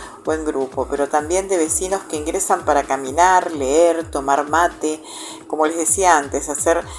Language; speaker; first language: Spanish; native; Spanish